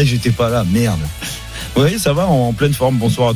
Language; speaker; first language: French; native; French